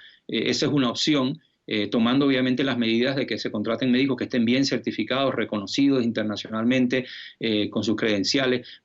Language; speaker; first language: Spanish; native; Spanish